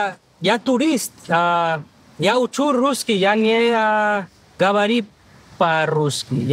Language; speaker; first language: Russian; non-native, learner; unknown